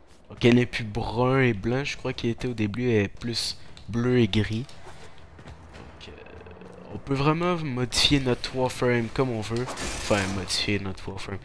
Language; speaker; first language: French; native; French